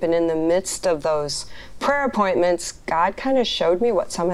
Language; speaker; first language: English; native; English